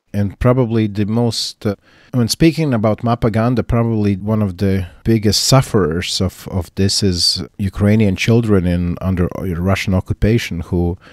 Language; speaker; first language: English; non-native, fluent; Latvian